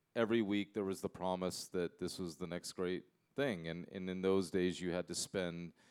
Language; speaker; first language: English; native; English